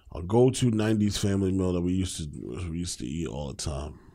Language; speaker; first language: English; native; English